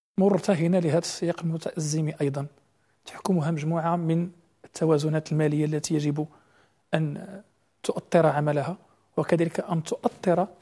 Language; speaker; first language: Arabic; native; Arabic